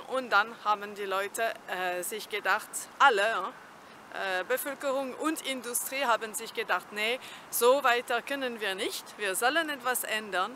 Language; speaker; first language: German; non-native, fluent; French